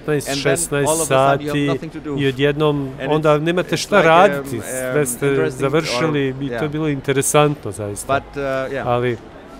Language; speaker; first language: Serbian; early bilingual, heritage; Albanian